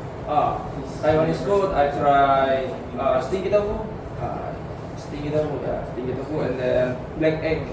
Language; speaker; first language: English; non-native, learner; Indonesian